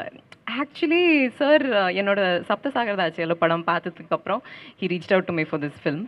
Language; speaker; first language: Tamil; non-native, fluent; Kannada